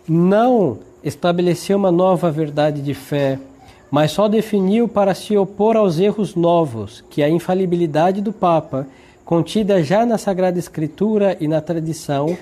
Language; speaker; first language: Portuguese; native; Portuguese